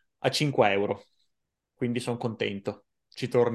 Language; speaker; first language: Italian; native; Italian